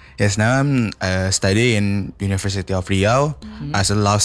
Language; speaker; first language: English; non-native, learner; Indonesian